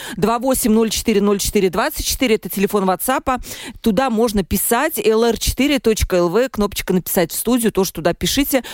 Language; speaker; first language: Russian; native; Russian